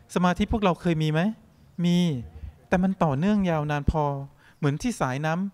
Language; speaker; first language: Thai; native; Thai